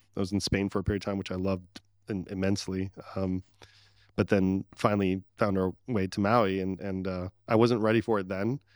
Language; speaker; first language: English; early bilingual, other home language; Arabic